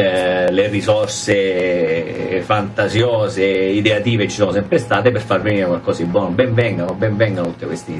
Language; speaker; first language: Italian; native; Italian